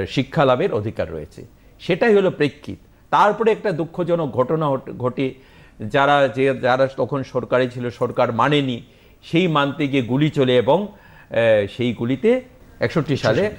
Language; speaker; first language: Bangla; native; Bangla